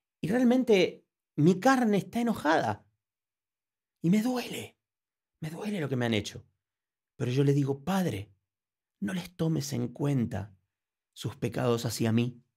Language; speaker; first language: Spanish; native; Spanish